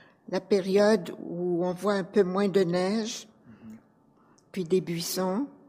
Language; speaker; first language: French; native; French